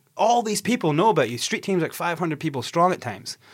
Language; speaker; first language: English; native; English